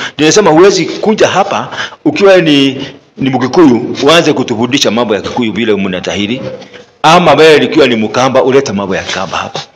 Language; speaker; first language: Swahili; non-native, local second language; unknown